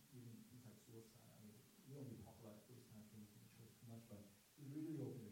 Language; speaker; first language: English; non-native, fluent; Korean